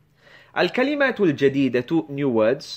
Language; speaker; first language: Arabic; non-native, fluent; English